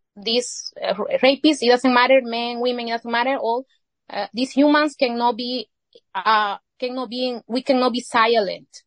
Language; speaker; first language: English; non-native, fluent; Spanish